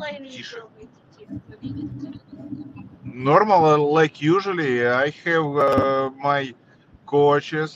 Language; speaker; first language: English; non-native, learner; Russian